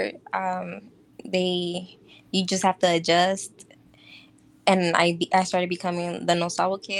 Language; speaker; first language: English; native; English